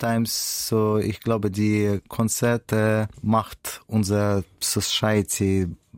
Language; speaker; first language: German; non-native, learner; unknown